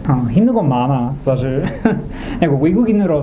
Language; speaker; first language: Korean; non-native, learner; English